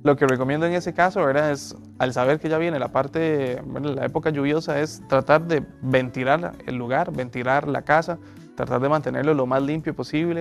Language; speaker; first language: Spanish; native; Spanish